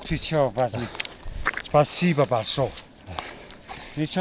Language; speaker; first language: Russian; non-native, local second language; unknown